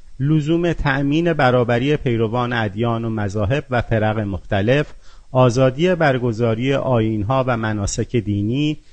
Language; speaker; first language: Persian; non-native, local second language; Azerbaijani